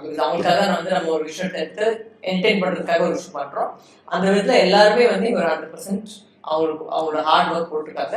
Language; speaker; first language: Tamil; native; Tamil